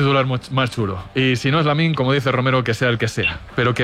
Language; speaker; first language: Spanish; native; Spanish